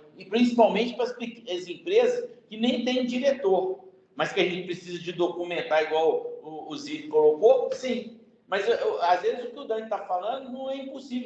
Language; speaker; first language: Portuguese; native; Portuguese